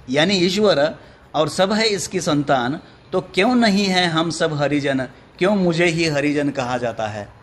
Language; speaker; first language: Hindi; non-native, local second language; Marathi